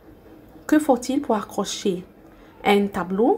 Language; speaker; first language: French; non-native, fluent; Arabic